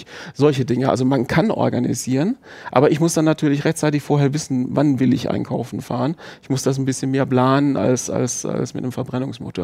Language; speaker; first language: German; native; German